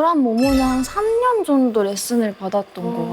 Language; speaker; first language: Korean; non-native, fluent; Japanese